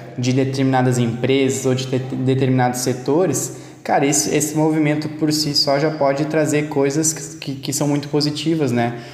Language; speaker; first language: Portuguese; native; Portuguese